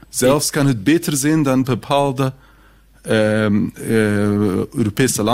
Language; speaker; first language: Dutch; non-native, fluent; Arabic